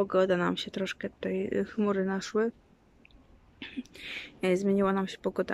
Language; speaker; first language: Polish; native; Polish